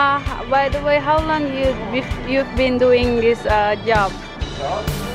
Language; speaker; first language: English; non-native, learner; Indonesian